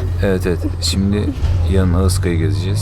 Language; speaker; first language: Turkish; native; Turkish